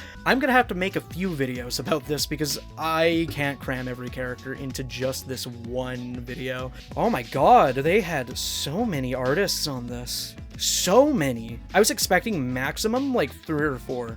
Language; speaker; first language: English; native; English